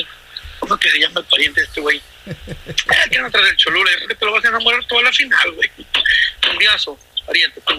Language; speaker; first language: Spanish; native; Spanish